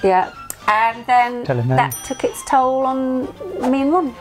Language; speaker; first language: English; native; English